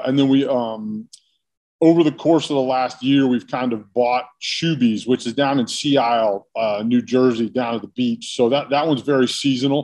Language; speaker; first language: English; native; English